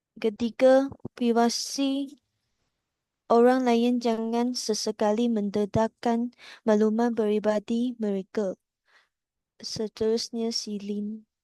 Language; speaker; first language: Malay; non-native, local second language; Chinese